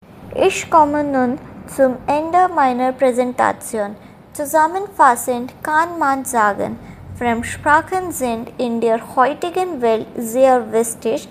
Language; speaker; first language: German; non-native, learner; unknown